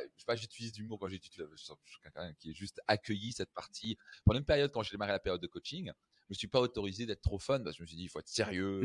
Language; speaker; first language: French; native; French